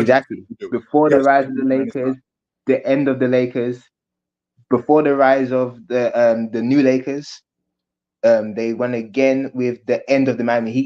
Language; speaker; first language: English; native; English